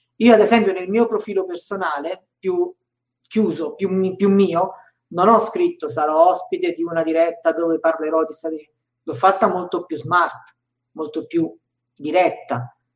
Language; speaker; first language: Italian; native; Italian